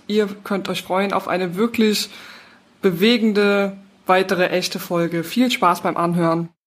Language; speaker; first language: German; native; German